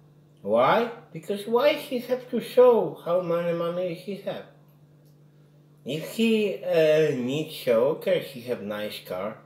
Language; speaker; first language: English; non-native, learner; Polish